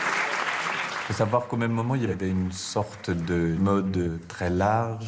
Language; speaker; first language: French; native; French